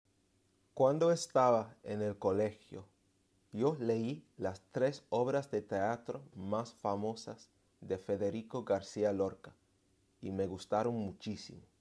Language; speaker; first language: Spanish; non-native, fluent; English